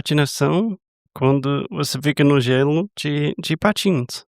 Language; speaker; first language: Portuguese; non-native, fluent; English